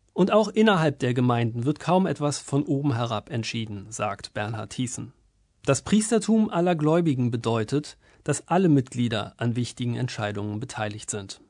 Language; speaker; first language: German; native; German